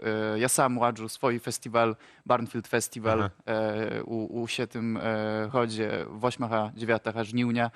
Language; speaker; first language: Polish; non-native, local second language; Ukrainian